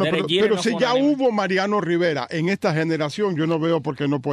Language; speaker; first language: Spanish; native; Spanish